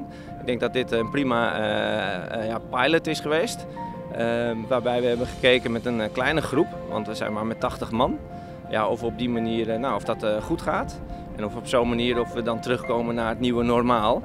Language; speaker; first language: Dutch; native; Dutch